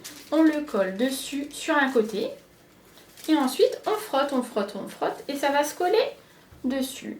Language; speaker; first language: French; native; French